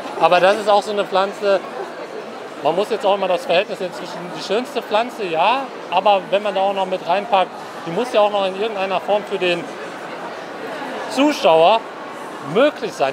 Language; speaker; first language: German; native; German